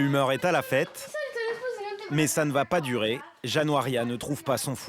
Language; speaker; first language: French; native; French